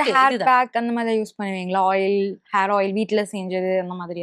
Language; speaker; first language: Tamil; native; Tamil